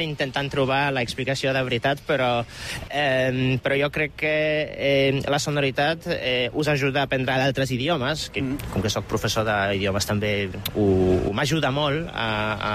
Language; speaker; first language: Catalan; non-native, fluent; Polish